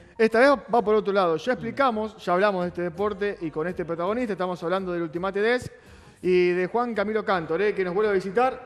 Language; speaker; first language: Spanish; native; Spanish